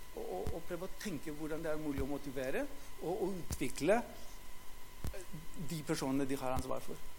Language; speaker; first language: Norwegian; non-native, fluent; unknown